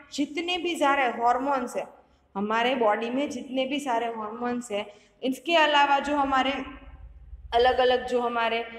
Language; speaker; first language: Hindi; non-native, local second language; Gujarati